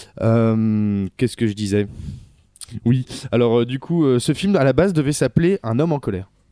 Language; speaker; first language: French; native; French